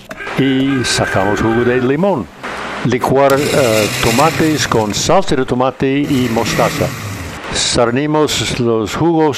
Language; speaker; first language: Spanish; non-native, fluent; English